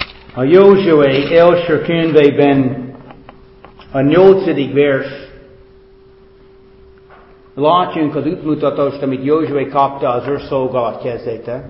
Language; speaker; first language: Hungarian; non-native, fluent; English